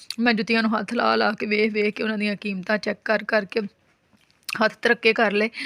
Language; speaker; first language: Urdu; non-native, local second language; Punjabi